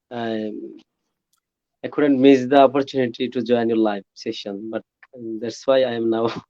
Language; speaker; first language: English; non-native, learner; Bangla